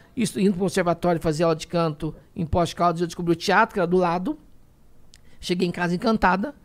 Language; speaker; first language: Portuguese; native; Portuguese